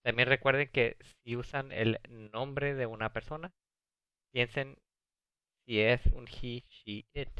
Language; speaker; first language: Spanish; early bilingual, other home language; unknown